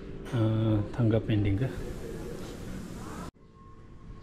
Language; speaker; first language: English; non-native, learner; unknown